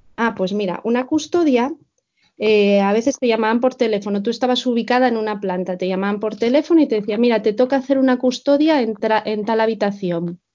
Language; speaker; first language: Spanish; native; Spanish